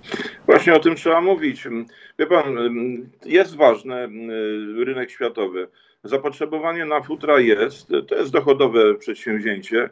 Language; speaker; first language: Polish; native; Polish